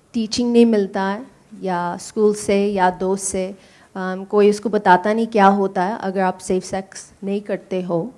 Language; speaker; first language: Hindi; non-native, learner; English